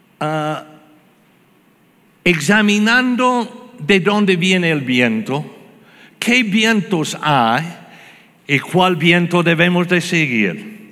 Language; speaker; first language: Spanish; non-native, fluent; English